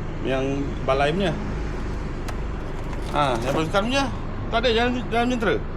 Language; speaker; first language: Malay; native; Malay